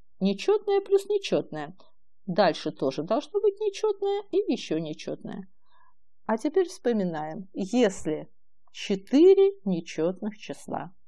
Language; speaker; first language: Russian; native; Russian